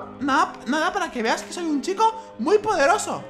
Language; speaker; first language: Spanish; native; Spanish